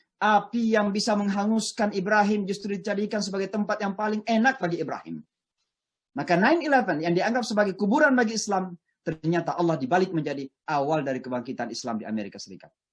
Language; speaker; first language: Indonesian; non-native, local second language; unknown